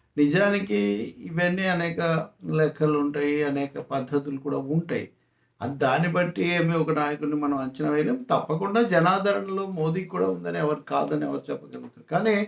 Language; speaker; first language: Telugu; native; Telugu